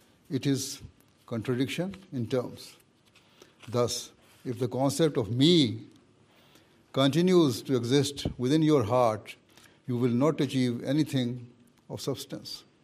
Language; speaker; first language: English; non-native, local second language; Urdu